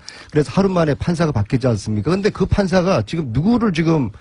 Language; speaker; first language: Korean; native; Korean